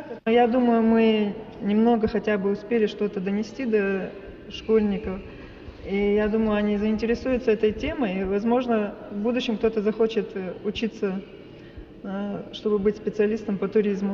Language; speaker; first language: Russian; native; Russian